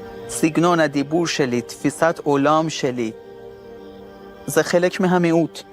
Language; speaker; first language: Hebrew; non-native, fluent; Persian